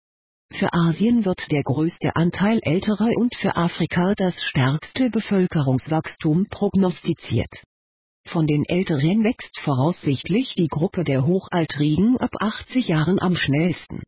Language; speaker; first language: German; native; German